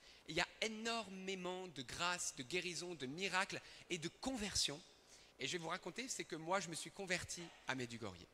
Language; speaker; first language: French; early bilingual, other home language; Arabic